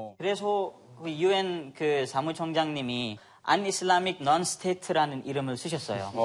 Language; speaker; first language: Korean; non-native, fluent; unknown